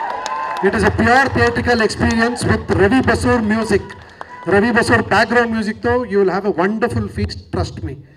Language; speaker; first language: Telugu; non-native, fluent; Kannada